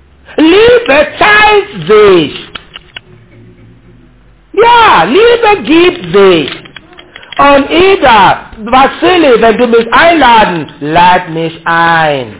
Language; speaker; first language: German; non-native, learner; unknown